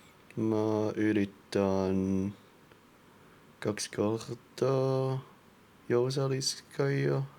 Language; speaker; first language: Estonian; non-native, learner; English